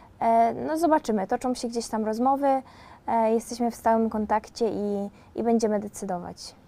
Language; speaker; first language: Polish; native; Polish